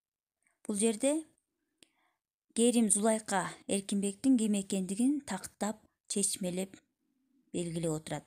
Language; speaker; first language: Kyrgyz; native; Kyrgyz